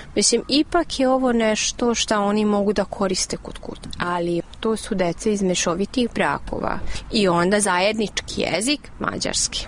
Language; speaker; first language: Serbian; non-native, local second language; Hungarian